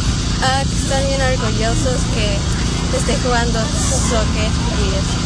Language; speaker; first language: Spanish; early bilingual, other home language; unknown